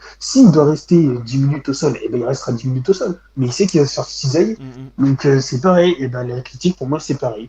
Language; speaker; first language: French; native; French